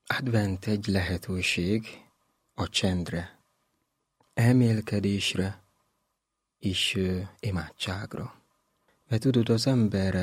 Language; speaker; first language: Hungarian; non-native, learner; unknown